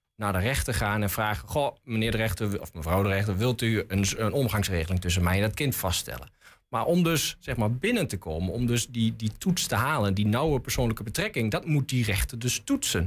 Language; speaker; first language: Dutch; native; Dutch